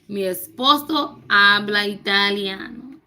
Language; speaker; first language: Spanish; non-native, learner; English